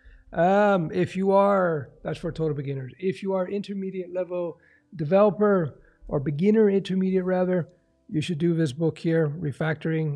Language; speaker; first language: English; early bilingual, other home language; French